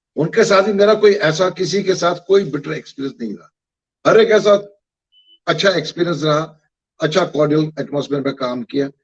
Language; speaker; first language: Hindi; non-native, local second language; Kashmiri